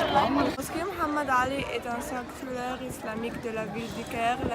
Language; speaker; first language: French; non-native, learner; Arabic